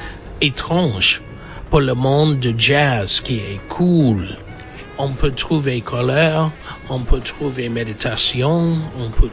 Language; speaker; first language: French; non-native, fluent; English